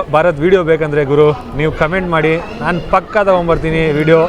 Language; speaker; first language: Kannada; non-native, local second language; Hindi